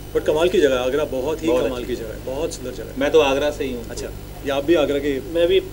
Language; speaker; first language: Hindi; native; Hindi